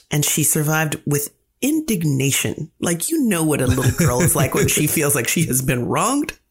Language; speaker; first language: English; native; English